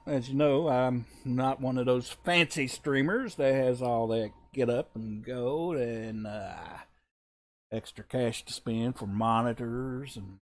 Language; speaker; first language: English; native; English